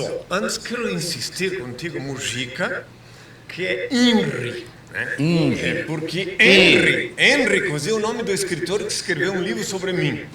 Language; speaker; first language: Portuguese; native; Portuguese